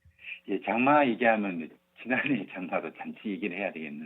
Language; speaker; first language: Korean; native; Korean